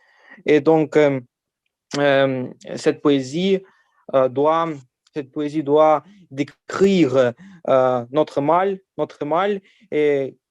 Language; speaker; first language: French; non-native, learner; Ukrainian